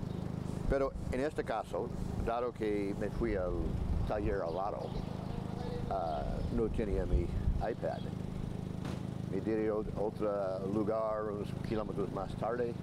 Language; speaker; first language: Spanish; non-native, fluent; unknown